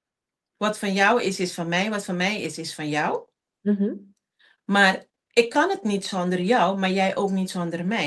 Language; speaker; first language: Dutch; non-native, local second language; Papiamento